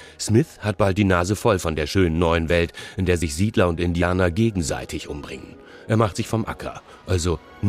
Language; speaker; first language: German; native; German